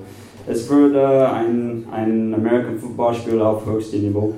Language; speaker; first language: German; non-native, fluent; English